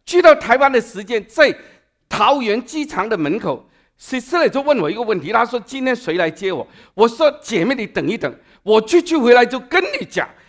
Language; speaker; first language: Chinese; non-native, local second language; Cantonese